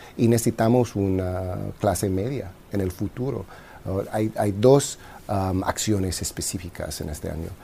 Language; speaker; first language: Spanish; non-native, fluent; English